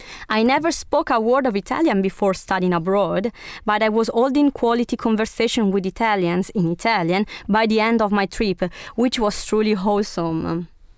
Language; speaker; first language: English; non-native, fluent; Italian